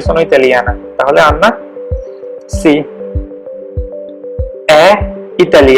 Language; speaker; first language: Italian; non-native, fluent; Bangla